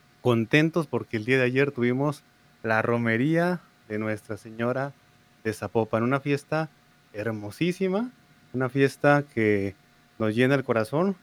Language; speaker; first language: Spanish; native; Spanish